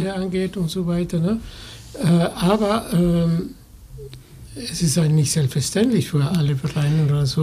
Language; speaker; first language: German; non-native, fluent; Spanish